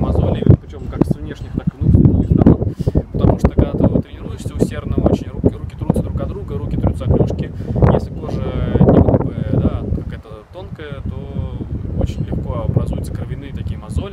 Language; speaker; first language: Russian; native; Russian